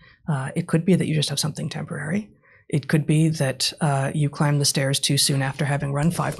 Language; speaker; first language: English; native; English